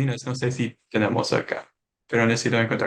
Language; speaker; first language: Spanish; non-native, learner; English